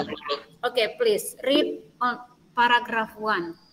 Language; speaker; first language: English; non-native, learner; Indonesian